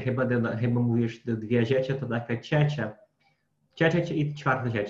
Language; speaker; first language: Polish; non-native, fluent; Portuguese